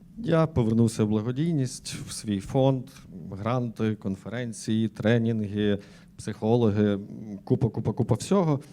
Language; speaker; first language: Ukrainian; native; Ukrainian